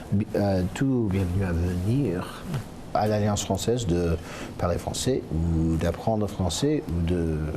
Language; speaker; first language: French; non-native, local second language; English